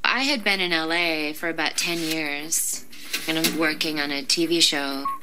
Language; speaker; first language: English; native; English